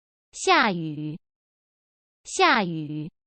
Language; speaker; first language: Chinese; non-native, learner; Urdu